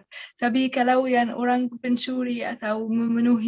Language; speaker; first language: Indonesian; non-native, learner; Arabic